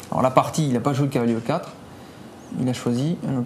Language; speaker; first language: French; native; French